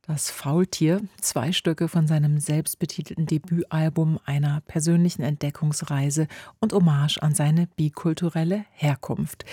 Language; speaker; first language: German; native; German